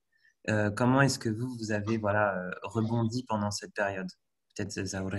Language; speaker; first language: French; native; French